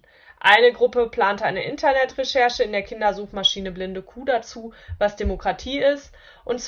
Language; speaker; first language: German; native; German